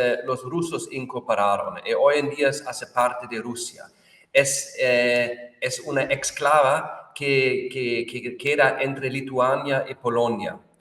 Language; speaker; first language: Spanish; non-native, fluent; German